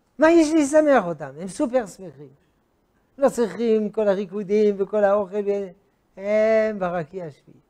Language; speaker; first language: Hebrew; non-native, fluent; French